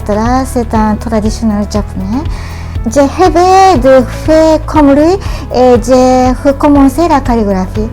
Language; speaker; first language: French; non-native, learner; Japanese